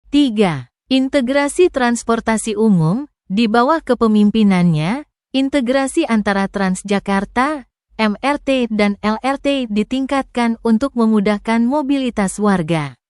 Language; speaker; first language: Indonesian; native; Indonesian